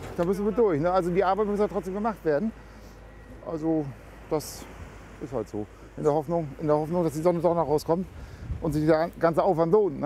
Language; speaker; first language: German; native; German